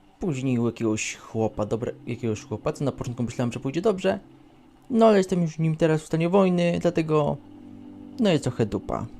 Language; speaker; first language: Polish; native; Polish